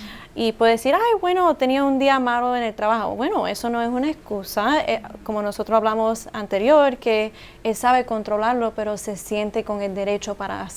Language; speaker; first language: Spanish; early bilingual, heritage; Spanish